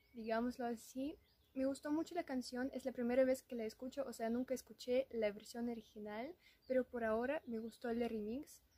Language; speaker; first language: Spanish; non-native, fluent; Russian